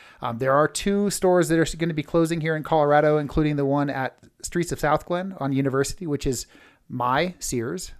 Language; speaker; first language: English; native; English